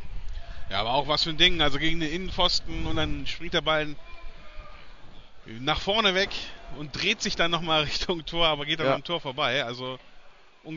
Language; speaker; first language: German; native; German